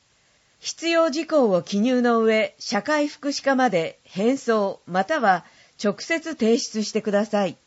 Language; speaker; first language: Japanese; native; Japanese